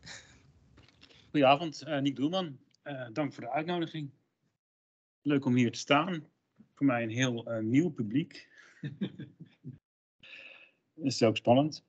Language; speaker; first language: Dutch; native; Dutch